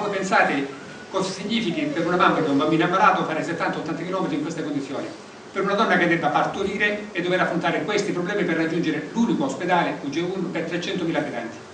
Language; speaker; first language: Italian; native; Italian